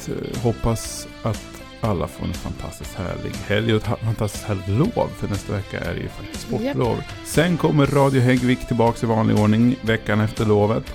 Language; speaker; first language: Swedish; native; Swedish